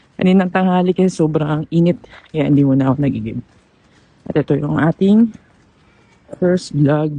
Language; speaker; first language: Filipino; native; Filipino